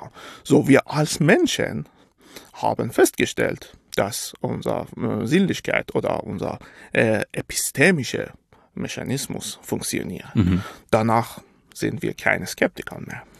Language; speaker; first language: German; non-native, fluent; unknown